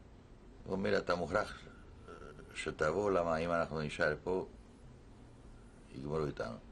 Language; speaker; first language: Hebrew; non-native, fluent; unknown